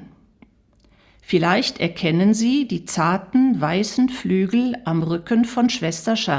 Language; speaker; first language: German; native; German